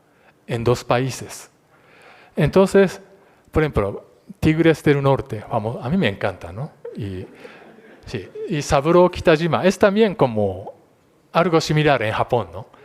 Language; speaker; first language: Spanish; non-native, fluent; Japanese